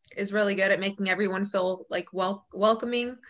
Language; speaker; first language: English; native; English